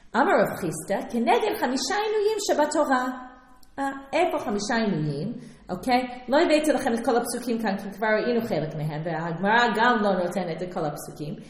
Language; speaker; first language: Hebrew; non-native, fluent; English